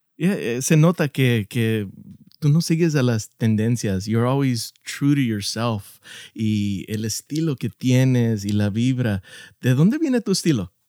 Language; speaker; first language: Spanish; early bilingual, heritage; Spanish